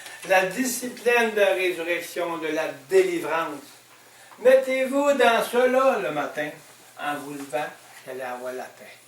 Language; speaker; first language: French; native; French